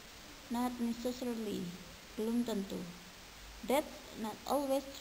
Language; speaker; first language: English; non-native, fluent; Indonesian